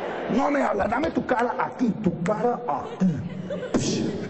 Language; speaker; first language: Spanish; early bilingual, heritage; Spanish